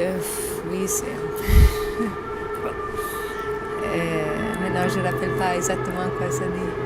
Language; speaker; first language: French; non-native, fluent; Italian